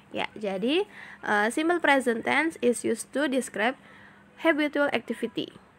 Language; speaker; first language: English; non-native, fluent; Indonesian